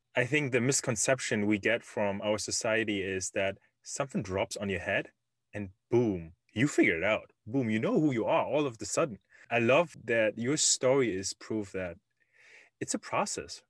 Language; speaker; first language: English; non-native, fluent; German